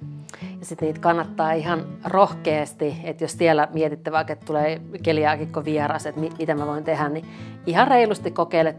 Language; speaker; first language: Finnish; native; Finnish